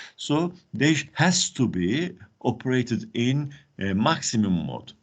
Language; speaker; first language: English; non-native, fluent; Turkish